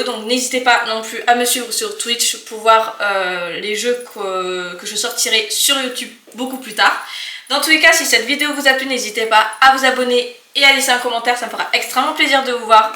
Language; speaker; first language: French; native; French